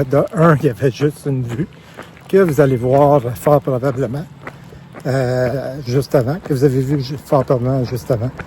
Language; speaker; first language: French; native; French